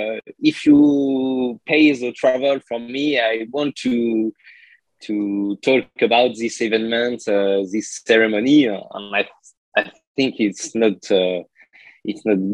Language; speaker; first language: English; non-native, learner; French